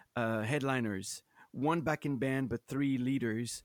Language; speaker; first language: English; non-native, fluent; French